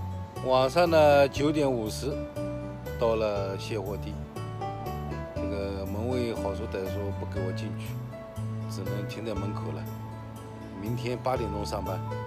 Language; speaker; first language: Chinese; native; Chinese